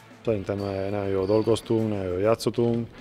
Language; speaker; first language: Hungarian; non-native, fluent; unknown